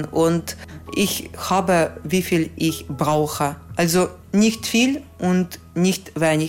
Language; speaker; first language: German; non-native, fluent; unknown